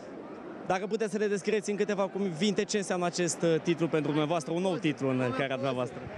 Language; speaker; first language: Romanian; native; Romanian